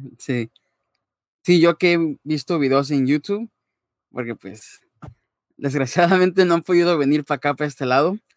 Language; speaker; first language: Spanish; native; Spanish